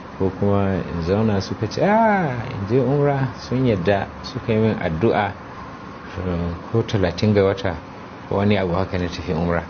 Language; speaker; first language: Hausa; native; Hausa